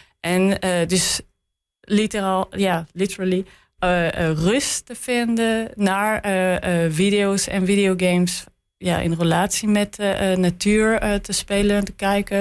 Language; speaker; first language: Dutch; non-native, learner; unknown